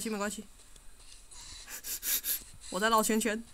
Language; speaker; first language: Chinese; native; Chinese